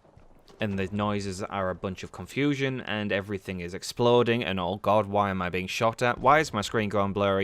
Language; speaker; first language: English; native; English